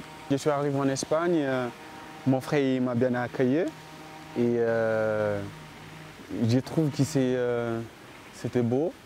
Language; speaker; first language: French; non-native, learner; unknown